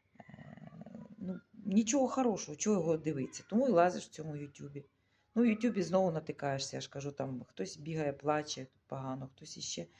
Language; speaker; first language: Ukrainian; non-native, local second language; Russian